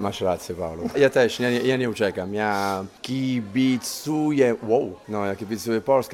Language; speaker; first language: Polish; non-native, learner; Italian